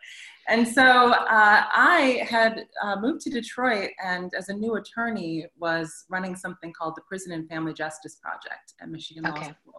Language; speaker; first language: English; native; English